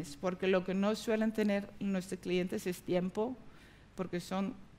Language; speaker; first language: Spanish; non-native, fluent; Dutch